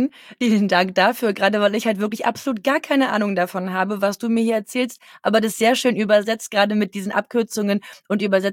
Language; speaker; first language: German; native; German